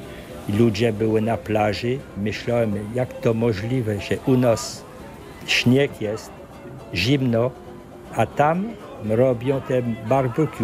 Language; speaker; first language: Polish; early bilingual, heritage; French